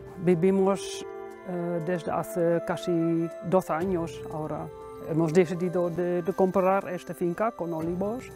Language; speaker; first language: Spanish; non-native, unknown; Dutch